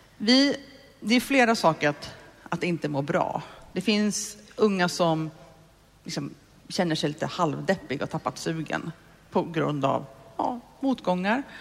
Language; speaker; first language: Swedish; native; Swedish